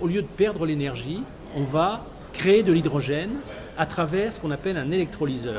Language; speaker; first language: French; native; French